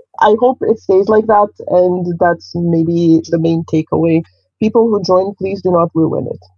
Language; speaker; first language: English; non-native, fluent; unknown